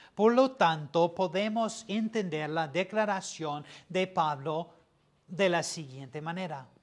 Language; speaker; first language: Spanish; non-native, fluent; English